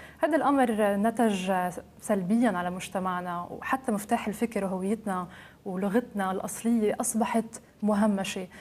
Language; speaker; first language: Arabic; native; Arabic